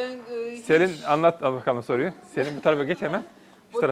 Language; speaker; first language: Turkish; native; Turkish